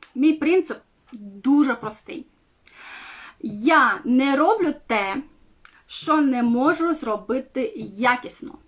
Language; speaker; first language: Ukrainian; non-native, local second language; Romanian